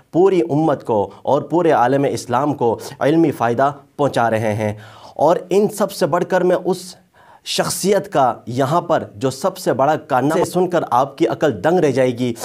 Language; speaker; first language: Urdu; native; Urdu